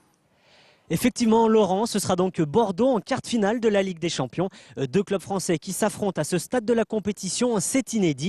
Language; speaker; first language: French; native; French